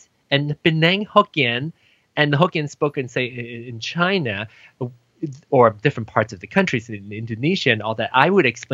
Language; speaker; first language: English; non-native, local second language; Min Nan Chinese